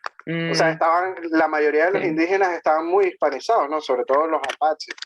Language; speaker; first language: Spanish; native; Spanish